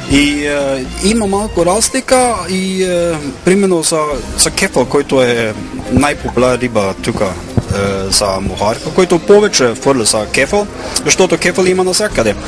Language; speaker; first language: Bulgarian; non-native, fluent; Norwegian